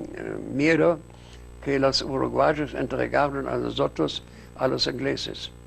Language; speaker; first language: Spanish; non-native, fluent; German